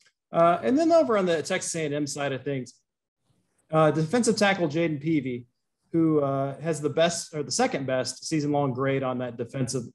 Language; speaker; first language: English; native; English